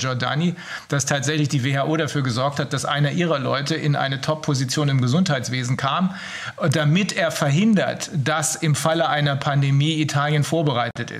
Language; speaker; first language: German; native; German